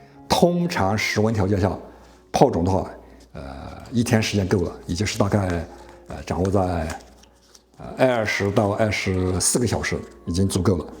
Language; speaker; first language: Chinese; native; Chinese